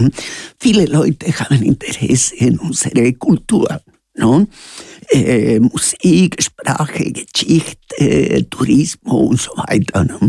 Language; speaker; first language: German; non-native, learner; Spanish